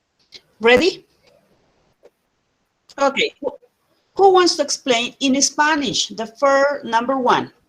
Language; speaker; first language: English; non-native, fluent; Spanish